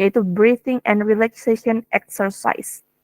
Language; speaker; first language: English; non-native, fluent; Indonesian